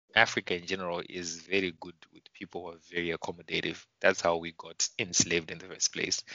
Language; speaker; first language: English; non-native, local second language; Shona